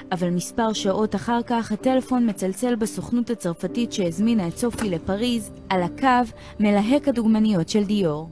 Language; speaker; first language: Hebrew; native; Hebrew